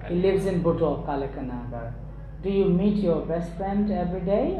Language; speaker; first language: English; non-native, local second language; Nepali